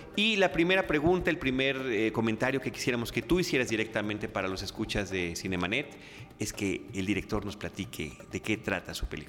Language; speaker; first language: Spanish; native; Spanish